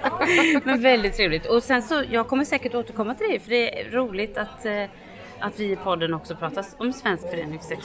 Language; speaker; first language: Swedish; native; Swedish